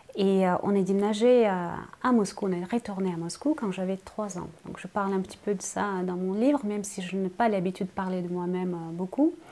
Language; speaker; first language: French; non-native, fluent; Russian